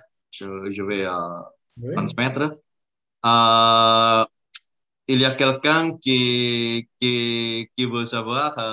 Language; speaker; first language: French; non-native, learner; Indonesian